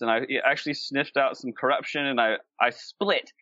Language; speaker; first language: English; native; English